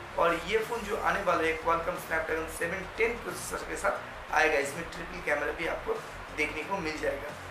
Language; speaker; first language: Hindi; non-native, local second language; Bangla